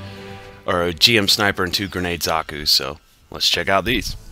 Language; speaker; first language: English; native; English